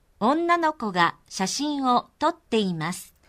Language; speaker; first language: Japanese; non-native, fluent; Korean